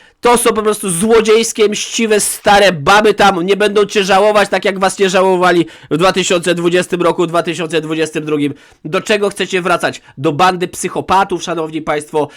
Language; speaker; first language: Polish; native; Polish